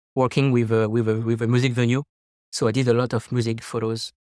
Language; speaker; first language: English; non-native, fluent; French